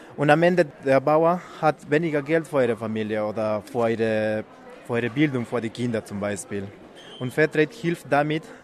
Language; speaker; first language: German; non-native, fluent; Spanish